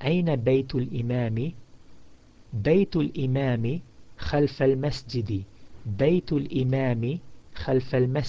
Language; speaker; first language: Arabic; non-native, fluent; English